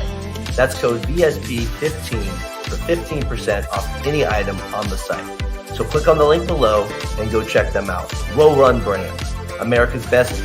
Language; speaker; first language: English; native; English